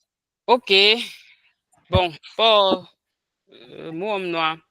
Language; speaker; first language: French; non-native, local second language; Ghomala